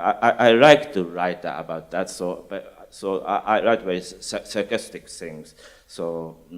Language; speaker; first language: English; non-native, learner; Japanese